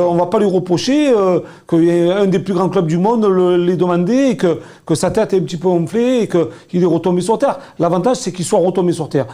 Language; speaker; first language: French; native; French